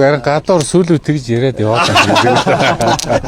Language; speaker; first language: Mongolian; native; Mongolian